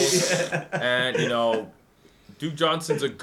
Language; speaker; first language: English; native; English